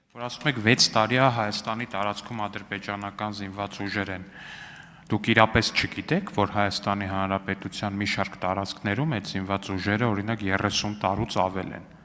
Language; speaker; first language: Armenian; native; Armenian